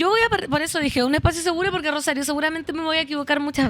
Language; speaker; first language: Spanish; native; Spanish